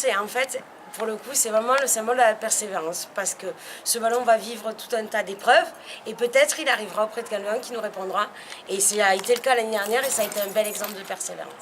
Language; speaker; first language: French; native; French